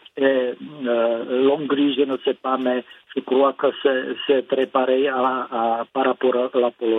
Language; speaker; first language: French; non-native, fluent; Czech